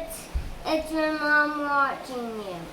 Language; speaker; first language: English; native; English